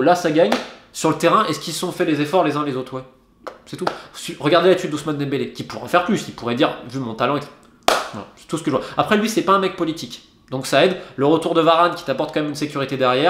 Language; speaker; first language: French; native; French